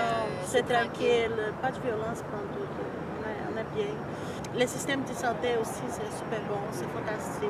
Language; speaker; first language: French; non-native, fluent; Portuguese